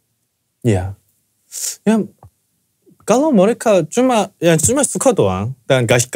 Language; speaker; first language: Indonesian; non-native, fluent; Korean